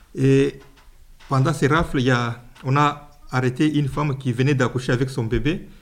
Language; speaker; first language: French; non-native, local second language; Luba-Lulua